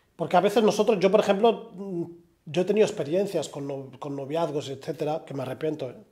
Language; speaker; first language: Spanish; early bilingual, other home language; Arabic